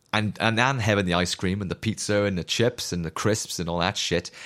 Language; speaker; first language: English; native; English